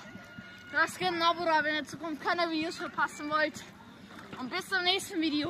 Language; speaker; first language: German; early bilingual, other home language; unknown